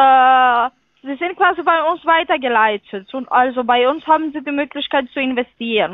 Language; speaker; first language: German; non-native, fluent; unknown